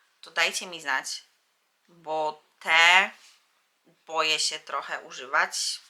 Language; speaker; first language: Polish; native; Polish